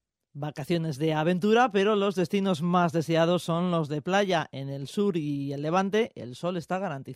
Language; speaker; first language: Spanish; native; Spanish